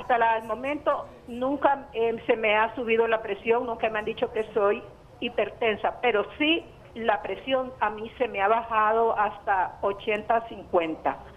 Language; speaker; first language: Spanish; native; Spanish